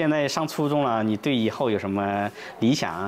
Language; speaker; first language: Chinese; native; Chinese